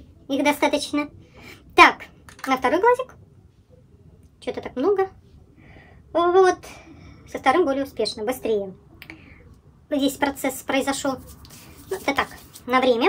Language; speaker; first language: Russian; native; Russian